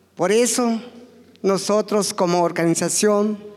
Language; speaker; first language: Spanish; non-native, local second language; Tzotzil